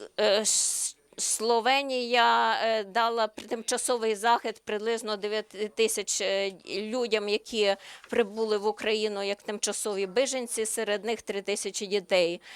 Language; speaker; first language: Ukrainian; non-native, learner; Slovenian